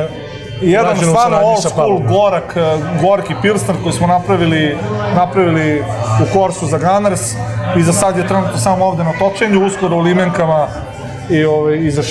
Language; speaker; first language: Serbian; native; Serbian